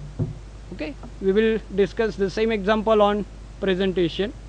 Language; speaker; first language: English; non-native, local second language; Gujarati